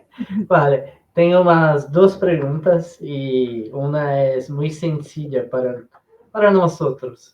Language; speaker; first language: Spanish; non-native, learner; Portuguese